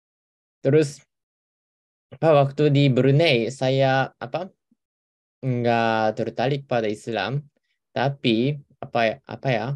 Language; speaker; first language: Indonesian; non-native, fluent; Japanese